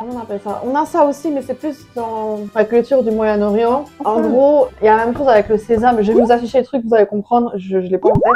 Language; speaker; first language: French; native; French